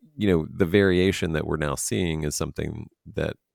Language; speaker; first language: English; native; English